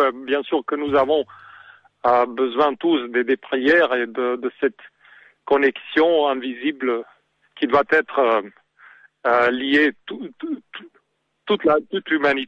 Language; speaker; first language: French; non-native, learner; Serbian